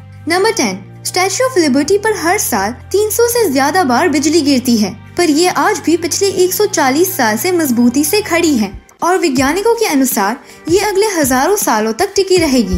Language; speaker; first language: Hindi; native; Hindi